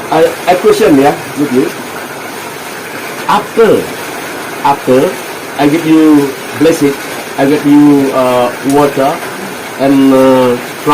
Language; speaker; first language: English; non-native, learner; Indonesian